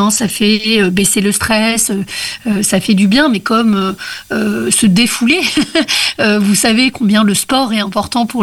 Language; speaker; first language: French; native; French